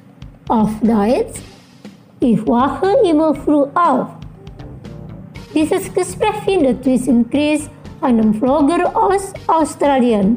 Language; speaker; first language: German; non-native, learner; Indonesian